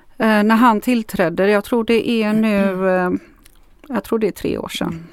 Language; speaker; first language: Swedish; non-native, fluent; Macedonian